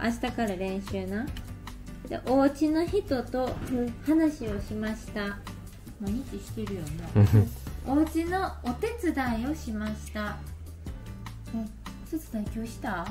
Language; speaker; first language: Japanese; native; Japanese